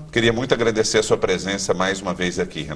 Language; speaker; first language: Portuguese; native; Portuguese